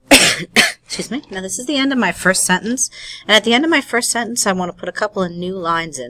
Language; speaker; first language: English; native; English